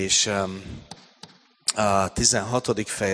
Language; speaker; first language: Hungarian; native; Hungarian